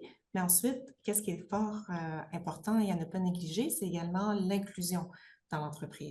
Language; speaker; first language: French; native; French